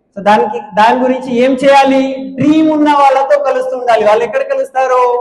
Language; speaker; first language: Telugu; non-native, local second language; Hindi